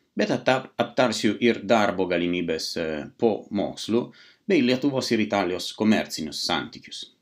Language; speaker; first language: Lithuanian; non-native, fluent; Italian